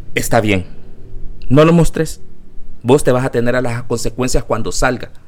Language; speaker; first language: Spanish; native; Spanish